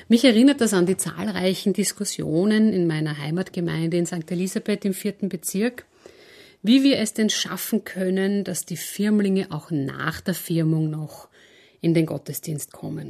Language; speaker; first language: German; native; German